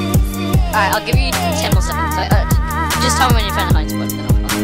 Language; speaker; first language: English; native; English